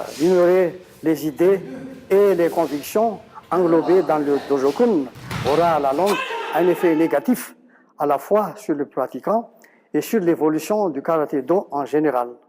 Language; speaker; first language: French; non-native, local second language; Malagasy